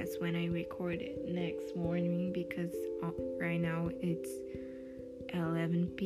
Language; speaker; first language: English; non-native, fluent; Portuguese